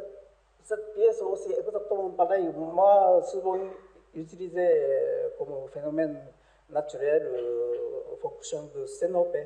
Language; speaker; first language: French; non-native, learner; Japanese